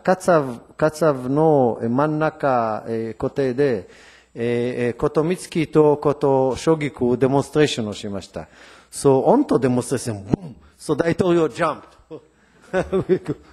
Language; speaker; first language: Japanese; non-native, learner; Hebrew